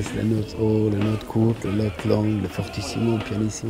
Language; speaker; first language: French; non-native, fluent; Serbian